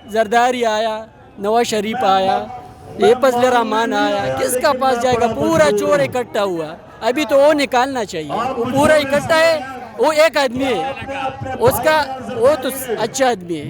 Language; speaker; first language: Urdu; non-native, local second language; Pashto